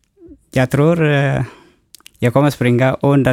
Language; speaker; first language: Swedish; non-native, learner; Oromo